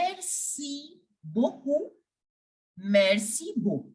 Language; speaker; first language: French; non-native, fluent; Hindi